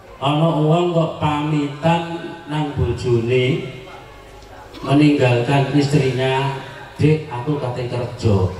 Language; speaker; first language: Javanese; native; Javanese